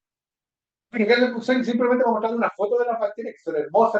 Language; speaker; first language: Spanish; native; Spanish